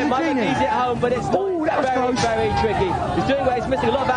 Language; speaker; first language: English; native; English